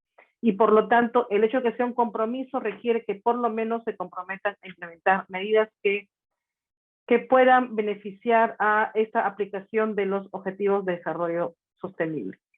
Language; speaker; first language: Spanish; native; Spanish